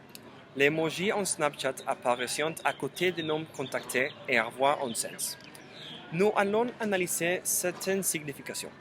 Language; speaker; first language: French; non-native, learner; Spanish